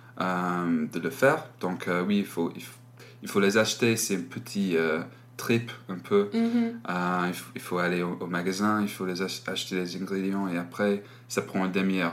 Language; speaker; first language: French; non-native, learner; English